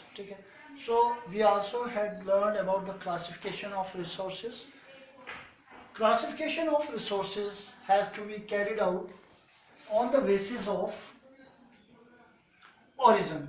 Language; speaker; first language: English; non-native, local second language; Hindi